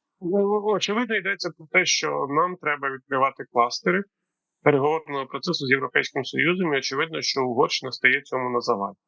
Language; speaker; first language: Ukrainian; native; Ukrainian